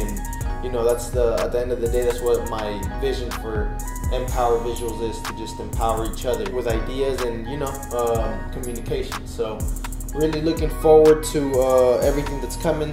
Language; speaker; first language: English; early bilingual, other home language; Spanish